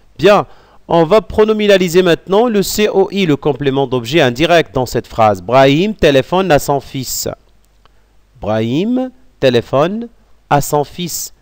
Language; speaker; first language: French; non-native, local second language; Arabic